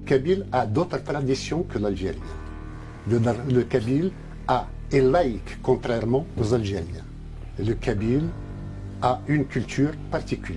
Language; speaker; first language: French; non-native, local second language; Kabyle